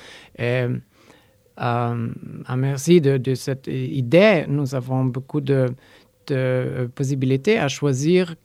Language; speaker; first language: French; non-native, learner; Polish